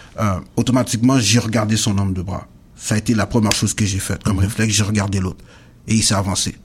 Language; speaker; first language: French; native; French